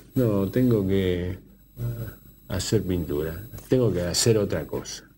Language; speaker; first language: Spanish; native; Spanish